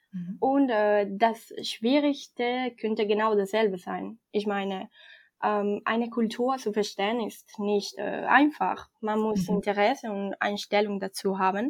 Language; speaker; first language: German; non-native, fluent; Spanish